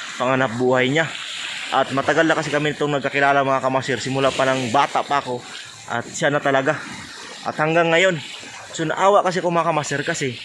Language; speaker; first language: Filipino; non-native, local second language; Bikol